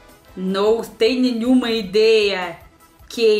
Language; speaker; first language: Portuguese; non-native, learner; Russian